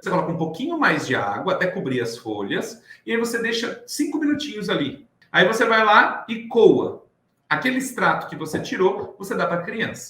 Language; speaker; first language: Portuguese; native; Portuguese